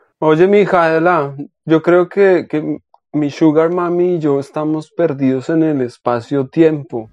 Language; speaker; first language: Spanish; native; Spanish